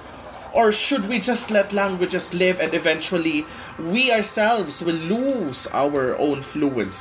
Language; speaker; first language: English; non-native, local second language; Bikol